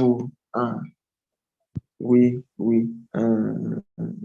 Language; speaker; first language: French; non-native, learner; Portuguese